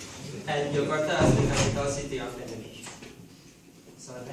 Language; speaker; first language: English; non-native, learner; Indonesian